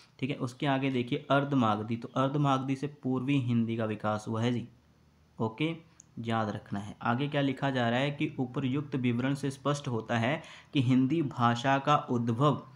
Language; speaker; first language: Hindi; native; Hindi